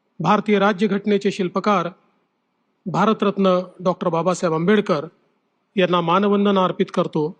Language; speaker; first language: Marathi; native; Marathi